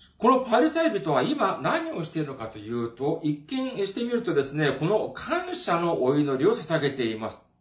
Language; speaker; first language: Japanese; non-native, fluent; Korean